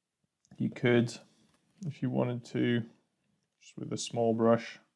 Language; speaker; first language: English; native; English